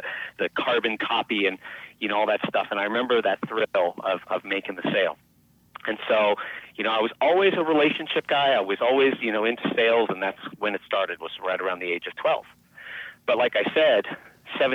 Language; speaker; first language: English; native; English